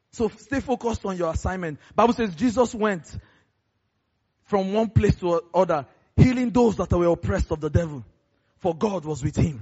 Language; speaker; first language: English; non-native, local second language; Yoruba